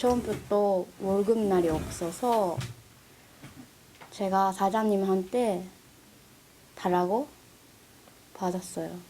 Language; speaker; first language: Korean; non-native, learner; Japanese